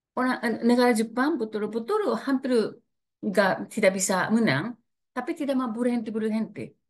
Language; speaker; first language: Japanese; native; Japanese